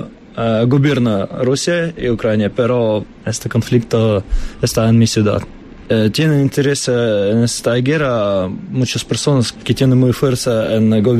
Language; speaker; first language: Spanish; non-native, learner; Russian